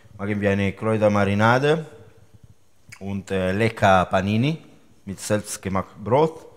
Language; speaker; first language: German; non-native, fluent; Italian